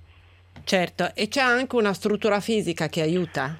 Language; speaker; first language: Italian; native; Italian